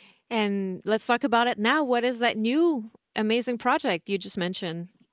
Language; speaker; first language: English; non-native, fluent; French